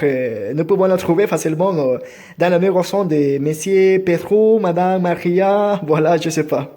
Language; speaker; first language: French; non-native, learner; Spanish